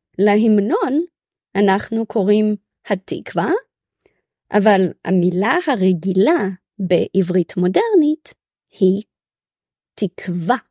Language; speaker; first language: Hebrew; early bilingual, other home language; Russian